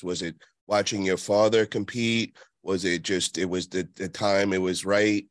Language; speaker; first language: English; native; English